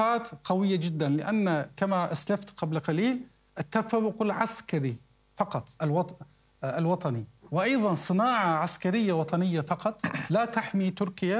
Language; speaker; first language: Arabic; non-native, fluent; Turkish